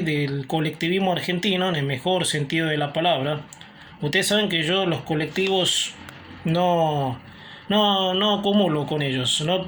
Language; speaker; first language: Spanish; native; Spanish